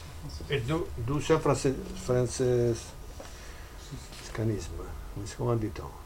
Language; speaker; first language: French; non-native, fluent; Italian